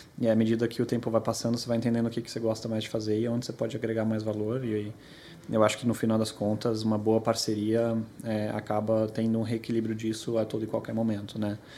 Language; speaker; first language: Portuguese; early bilingual, other home language; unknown